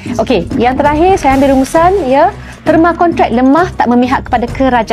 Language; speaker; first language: Malay; native; Malay